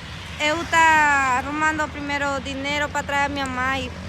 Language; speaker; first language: Portuguese; non-native, learner; Spanish